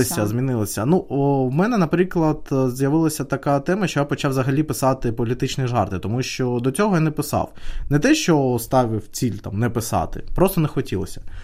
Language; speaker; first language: Ukrainian; native; Ukrainian